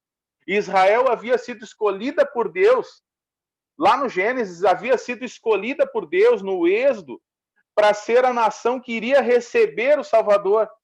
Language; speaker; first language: Portuguese; native; Portuguese